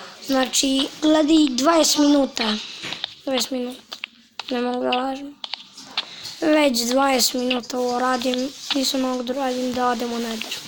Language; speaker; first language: Bosnian; native; Bosnian